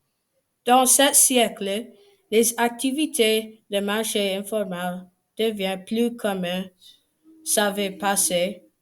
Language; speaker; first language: French; non-native, learner; English